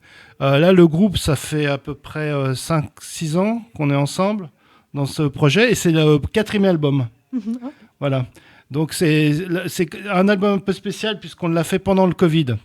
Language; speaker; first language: French; native; French